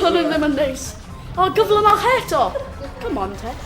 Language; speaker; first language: Welsh; non-native, local second language; English